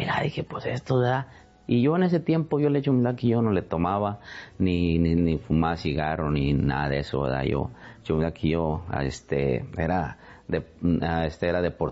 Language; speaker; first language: Spanish; native; Spanish